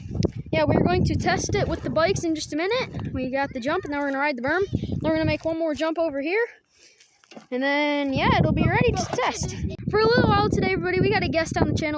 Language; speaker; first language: English; native; English